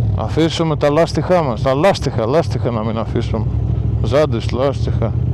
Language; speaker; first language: Greek; early bilingual, heritage; Greek